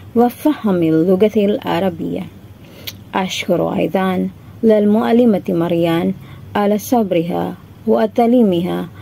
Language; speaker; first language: Arabic; non-native, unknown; Filipino